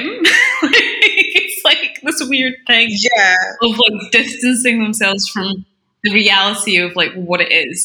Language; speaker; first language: English; native; English